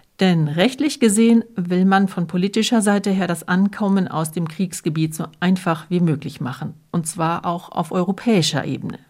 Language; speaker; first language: German; native; German